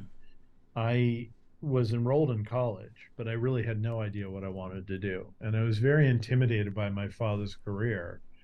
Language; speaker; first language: English; native; English